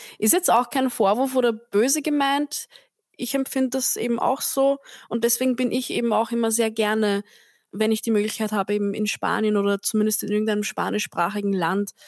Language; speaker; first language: German; early bilingual, other home language; Turkish